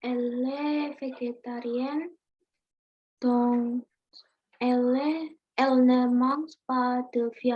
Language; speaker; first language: French; non-native, learner; Indonesian